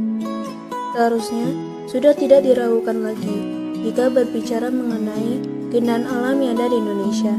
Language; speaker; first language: Indonesian; native; Indonesian